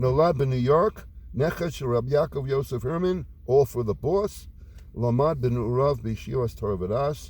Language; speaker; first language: Hebrew; non-native, fluent; English